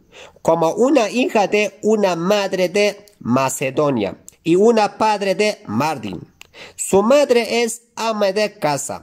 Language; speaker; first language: Spanish; non-native, fluent; Turkish